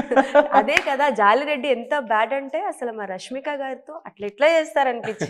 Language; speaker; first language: Telugu; native; Telugu